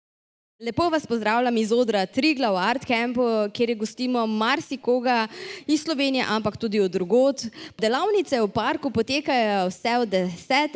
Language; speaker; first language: Slovenian; native; Slovenian